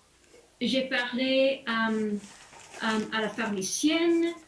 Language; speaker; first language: French; non-native, learner; English